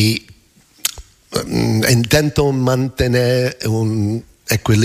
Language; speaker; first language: Spanish; non-native, learner; English